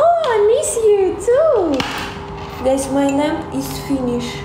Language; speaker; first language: English; non-native, learner; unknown